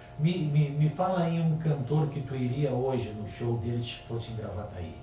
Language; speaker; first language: Portuguese; native; Portuguese